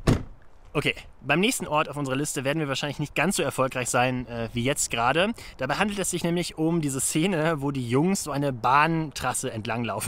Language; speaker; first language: German; native; German